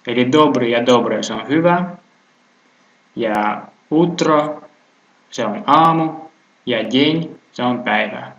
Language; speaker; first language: Finnish; non-native, fluent; Russian